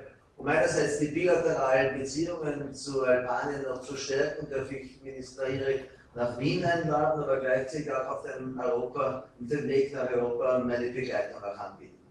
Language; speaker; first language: German; native; German